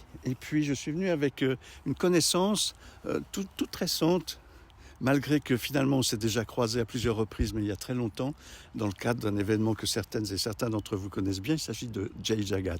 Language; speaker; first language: French; native; French